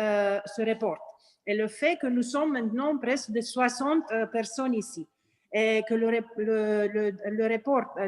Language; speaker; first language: French; non-native, learner; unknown